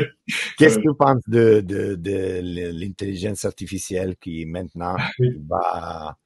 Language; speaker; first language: French; non-native, learner; Italian